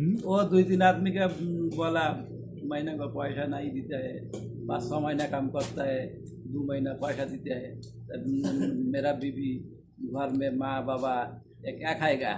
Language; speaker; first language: Hindi; non-native, learner; Bangla